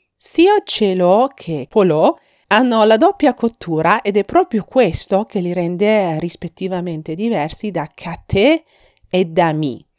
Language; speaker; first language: Italian; non-native, fluent; Persian